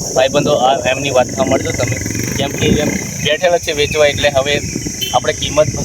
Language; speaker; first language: Gujarati; non-native, local second language; Rathawi